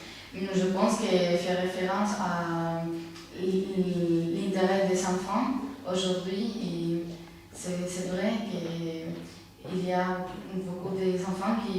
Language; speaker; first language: French; non-native, fluent; Spanish